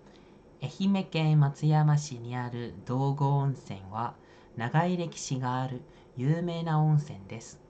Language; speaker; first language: Japanese; non-native, fluent; Indonesian